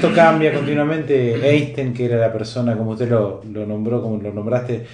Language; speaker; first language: Spanish; native; Spanish